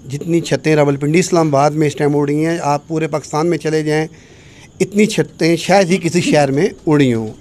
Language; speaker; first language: Urdu; native; Urdu